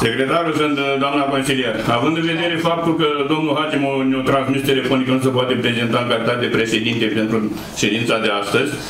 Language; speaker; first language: Romanian; native; Romanian